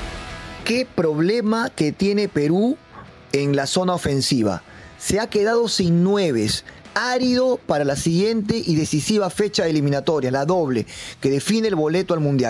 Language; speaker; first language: Spanish; native; Spanish